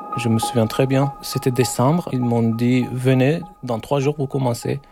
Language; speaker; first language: French; non-native, learner; Turkish